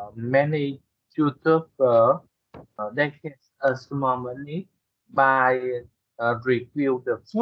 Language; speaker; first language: English; non-native, learner; Vietnamese